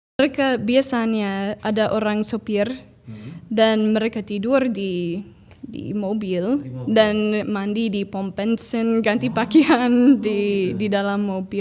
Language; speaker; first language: Indonesian; non-native, fluent; English